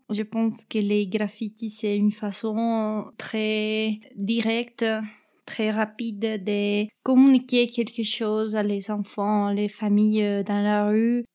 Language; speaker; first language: French; non-native, learner; Spanish